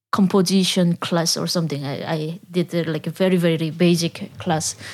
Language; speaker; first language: English; non-native, learner; Korean